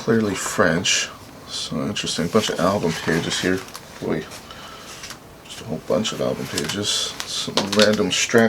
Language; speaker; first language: English; native; English